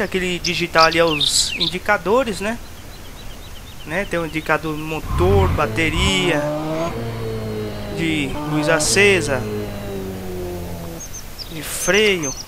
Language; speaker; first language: Portuguese; native; Portuguese